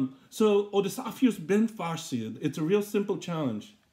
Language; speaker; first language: Portuguese; non-native, learner; English